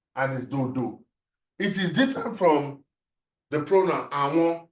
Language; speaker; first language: English; non-native, local second language; Yoruba